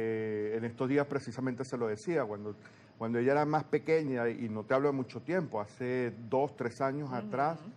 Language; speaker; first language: Spanish; native; Spanish